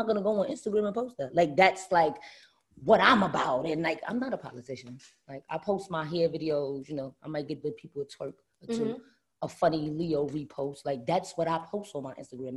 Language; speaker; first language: English; native; English